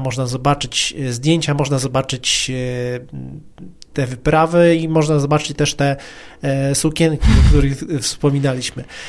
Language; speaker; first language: Polish; native; Polish